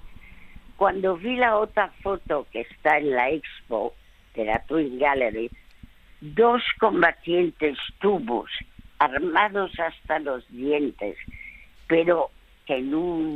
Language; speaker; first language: Spanish; early bilingual, other home language; French